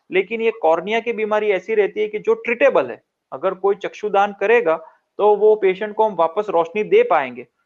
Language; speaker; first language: Hindi; non-native, local second language; Gujarati